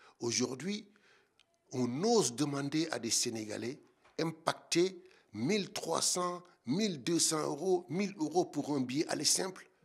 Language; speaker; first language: French; non-native, local second language; Wolof